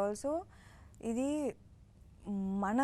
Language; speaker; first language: Telugu; non-native, fluent; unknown